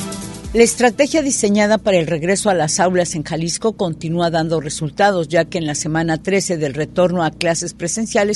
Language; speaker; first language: Spanish; native; Spanish